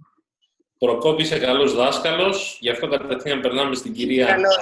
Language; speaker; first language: Greek; native; Greek